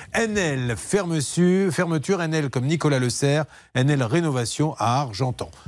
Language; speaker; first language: French; native; French